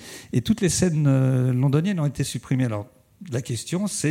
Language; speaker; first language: French; native; French